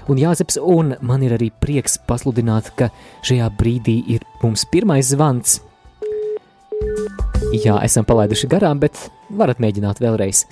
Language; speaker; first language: Latvian; native; Latvian